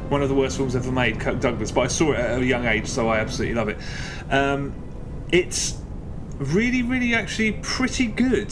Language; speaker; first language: English; native; English